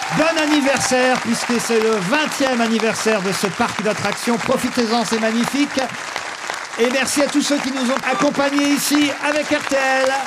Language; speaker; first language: French; native; French